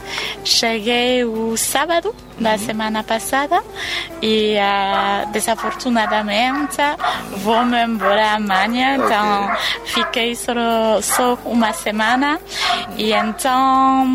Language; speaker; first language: Portuguese; non-native, fluent; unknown